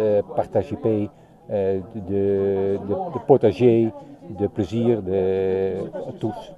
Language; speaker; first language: French; non-native, learner; Dutch